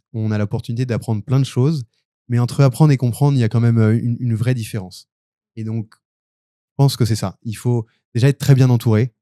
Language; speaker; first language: French; native; French